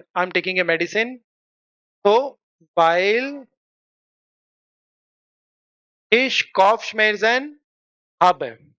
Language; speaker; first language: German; non-native, fluent; Hindi